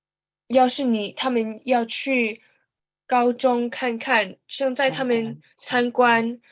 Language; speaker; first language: Chinese; early bilingual, heritage; Chinese